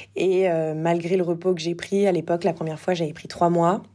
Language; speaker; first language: French; native; French